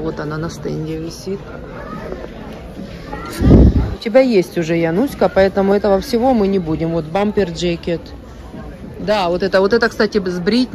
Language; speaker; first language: Russian; native; Russian